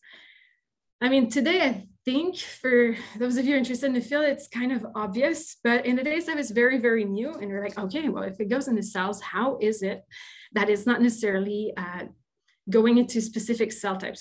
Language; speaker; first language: English; non-native, fluent; French